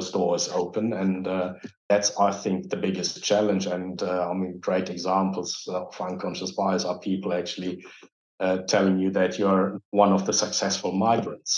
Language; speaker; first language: English; non-native, fluent; German